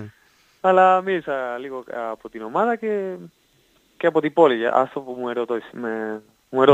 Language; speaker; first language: Greek; non-native, learner; Spanish